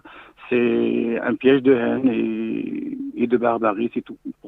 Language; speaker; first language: French; non-native, local second language; Arabic